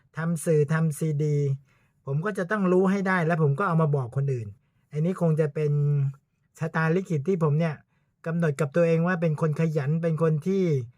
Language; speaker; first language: Thai; native; Thai